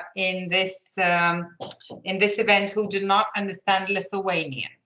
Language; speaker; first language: English; non-native, fluent; Lithuanian